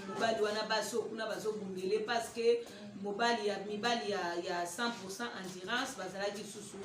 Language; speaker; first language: Lingala; native; Lingala